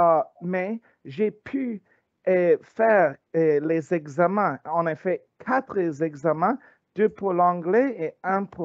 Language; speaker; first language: French; non-native, learner; English